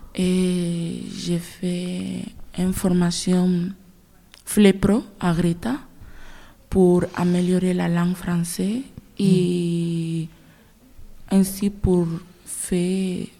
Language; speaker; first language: French; non-native, learner; Spanish